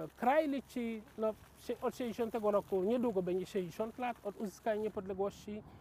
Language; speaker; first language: Polish; non-native, fluent; Wolof